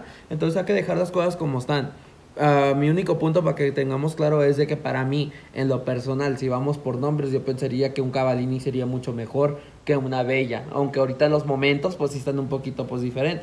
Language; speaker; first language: Spanish; native; Spanish